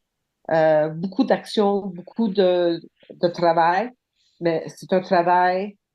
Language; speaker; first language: French; non-native, local second language; English